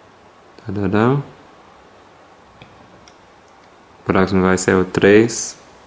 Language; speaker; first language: Portuguese; non-native, fluent; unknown